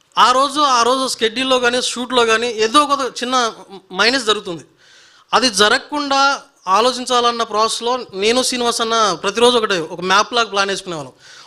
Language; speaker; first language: Telugu; native; Telugu